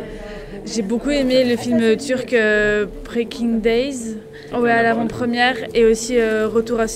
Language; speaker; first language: French; native; French